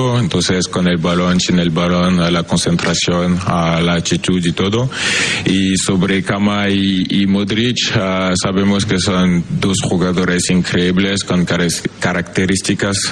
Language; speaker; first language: Spanish; non-native, fluent; French